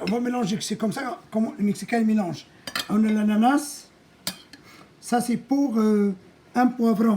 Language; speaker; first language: French; non-native, local second language; Arabic